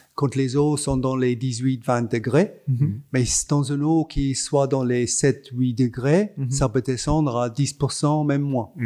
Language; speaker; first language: French; non-native, fluent; English